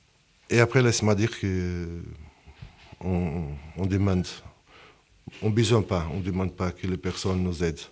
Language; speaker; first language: French; non-native, fluent; Portuguese